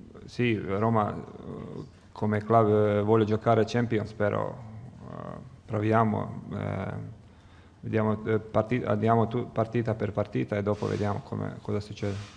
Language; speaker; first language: Italian; non-native, learner; Croatian